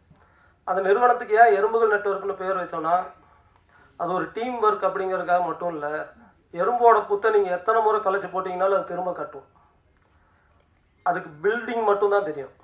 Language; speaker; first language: Tamil; native; Tamil